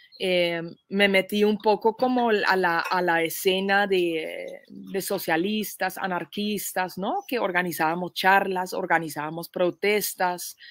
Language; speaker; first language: Spanish; non-native, fluent; Dutch